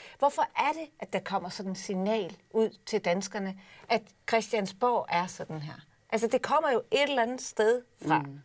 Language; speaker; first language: Danish; native; Danish